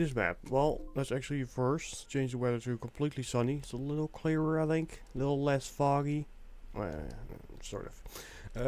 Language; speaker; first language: English; non-native, fluent; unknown